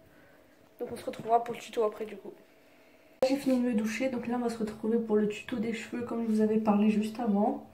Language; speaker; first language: French; native; French